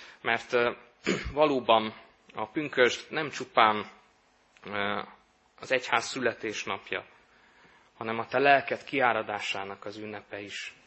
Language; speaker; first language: Hungarian; native; Hungarian